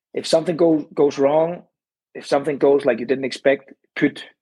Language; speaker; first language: English; non-native, fluent; Danish